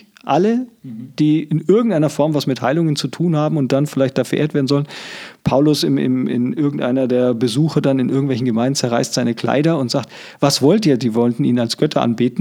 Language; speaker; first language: German; native; German